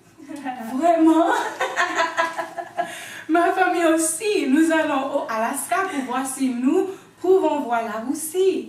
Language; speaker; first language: French; non-native, learner; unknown